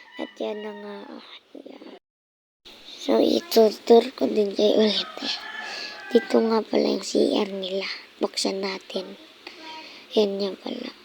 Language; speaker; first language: Filipino; native; Filipino